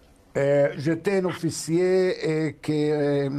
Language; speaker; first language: French; non-native, learner; Hebrew